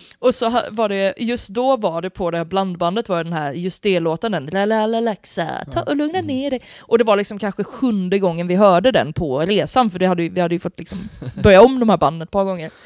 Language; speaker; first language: Swedish; native; Swedish